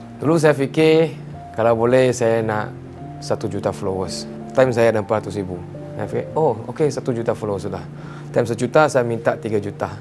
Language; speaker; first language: Malay; non-native, local second language; Chinese